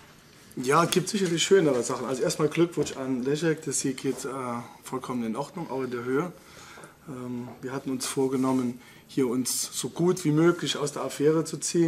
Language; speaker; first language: German; native; German